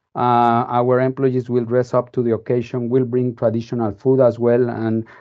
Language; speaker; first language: English; non-native, fluent; Spanish